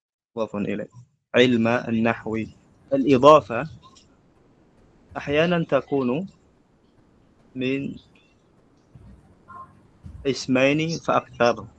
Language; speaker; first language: Arabic; non-native, fluent; Indonesian